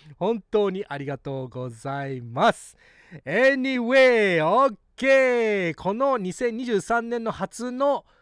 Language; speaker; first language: Japanese; early bilingual, heritage; Japanese